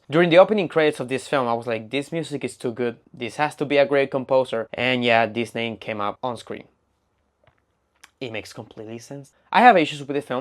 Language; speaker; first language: English; non-native, fluent; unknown